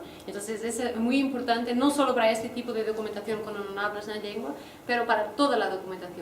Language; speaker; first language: Spanish; non-native, fluent; Portuguese